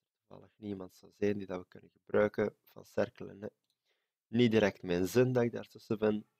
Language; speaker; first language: Dutch; native; Dutch